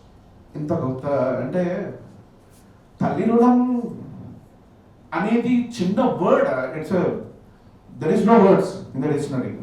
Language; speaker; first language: Telugu; native; Telugu